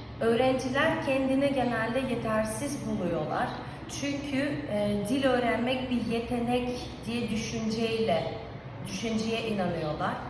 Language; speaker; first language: Turkish; non-native, fluent; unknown